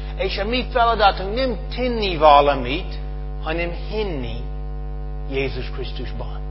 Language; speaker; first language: Hungarian; non-native, fluent; English